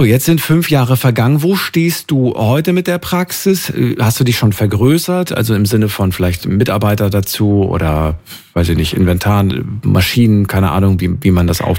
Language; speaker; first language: German; native; German